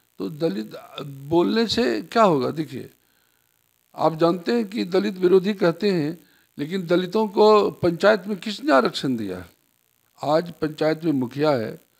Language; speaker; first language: Hindi; native; Hindi